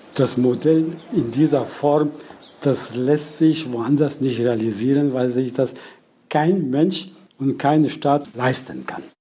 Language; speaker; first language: German; non-native, fluent; Persian